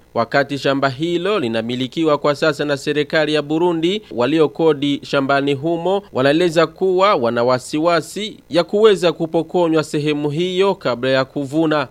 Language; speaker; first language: Swahili; non-native, local second language; Rundi